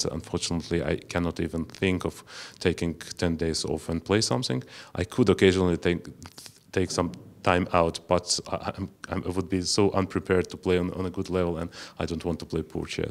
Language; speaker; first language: English; non-native, fluent; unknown